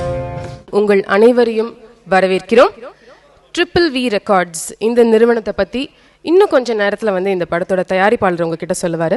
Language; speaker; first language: Tamil; native; Tamil